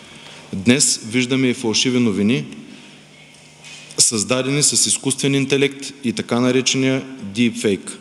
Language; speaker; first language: Bulgarian; native; Bulgarian